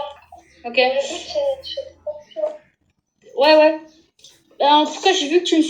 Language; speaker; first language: French; native; French